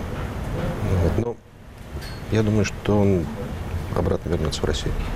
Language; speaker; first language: Russian; native; Russian